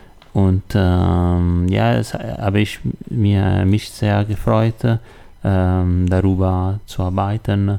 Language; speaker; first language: German; non-native, learner; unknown